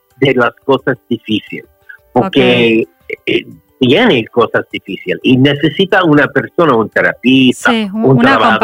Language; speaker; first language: Spanish; non-native, learner; English